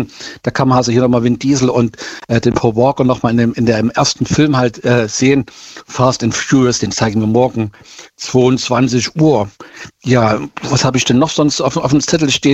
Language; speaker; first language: German; native; German